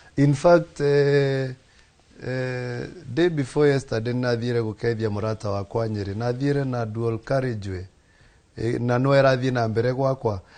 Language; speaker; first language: Kikuyu; non-native, local second language; Embu